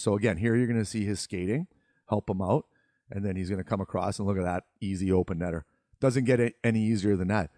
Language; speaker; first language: English; native; English